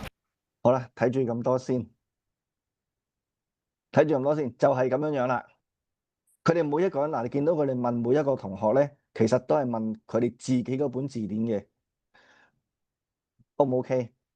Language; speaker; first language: Cantonese; native; Cantonese